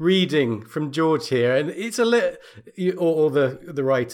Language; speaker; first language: English; native; English